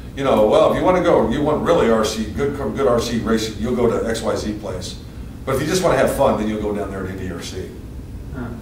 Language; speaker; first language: English; native; English